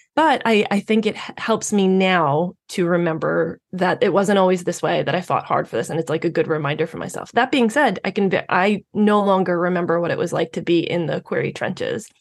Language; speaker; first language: English; native; English